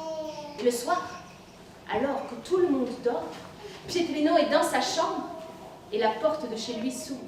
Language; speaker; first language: French; native; French